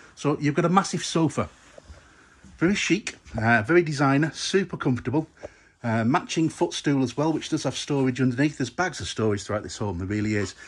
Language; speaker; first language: English; native; English